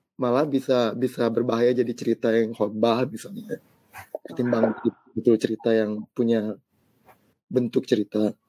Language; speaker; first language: Indonesian; native; Indonesian